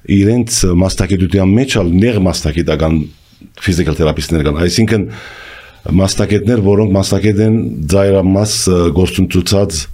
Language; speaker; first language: Armenian; early bilingual, heritage; Armenian